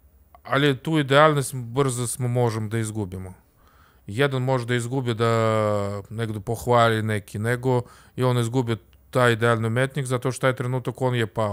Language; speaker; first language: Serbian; non-native, learner; Russian